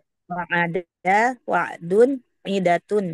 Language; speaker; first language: Arabic; non-native, learner; Indonesian